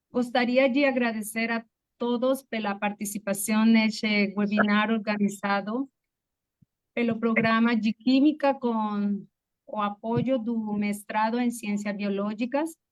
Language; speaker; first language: Portuguese; non-native, fluent; Spanish